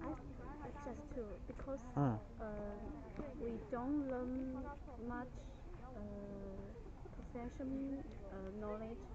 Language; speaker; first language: English; non-native, learner; Chinese